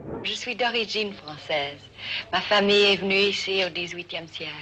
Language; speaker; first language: French; non-native, fluent; English